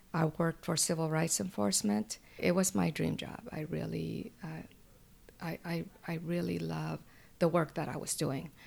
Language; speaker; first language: English; early bilingual, other home language; Spanish